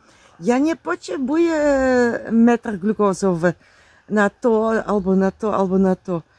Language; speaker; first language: Polish; non-native, learner; Dutch